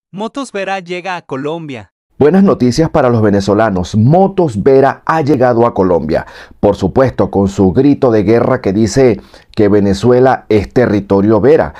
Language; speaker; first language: Spanish; native; Spanish